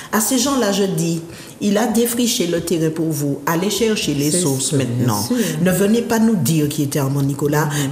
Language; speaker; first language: French; native; French